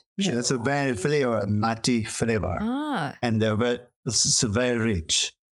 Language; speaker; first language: English; non-native, learner; Chinese